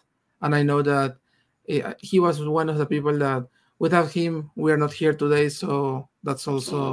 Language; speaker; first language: English; non-native, fluent; Spanish